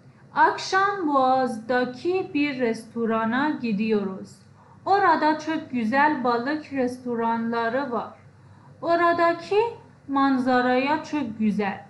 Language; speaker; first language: Turkish; non-native, fluent; Persian